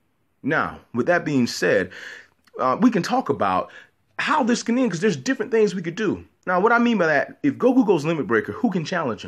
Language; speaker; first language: English; native; English